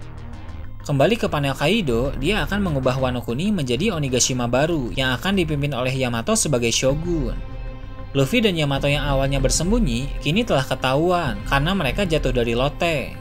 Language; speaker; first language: Indonesian; native; Indonesian